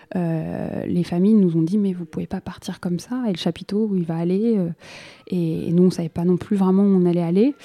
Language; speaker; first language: French; native; French